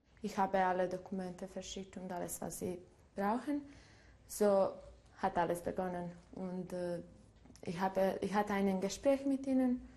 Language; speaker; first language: German; non-native, fluent; Bosnian